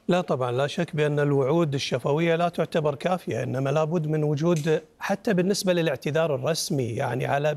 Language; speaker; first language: Arabic; native; Arabic